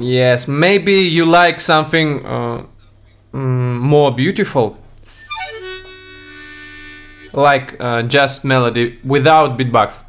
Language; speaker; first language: English; non-native, fluent; Russian